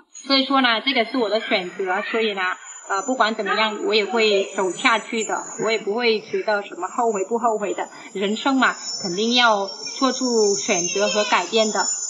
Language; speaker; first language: Chinese; non-native, fluent; Vietnamese